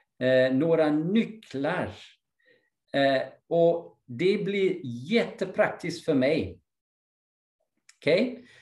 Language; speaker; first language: Swedish; non-native, fluent; English